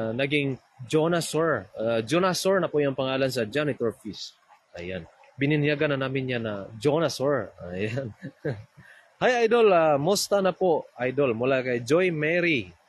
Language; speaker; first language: Filipino; non-native, local second language; Cebuano